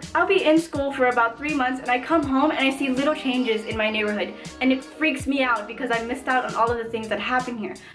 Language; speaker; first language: English; native; English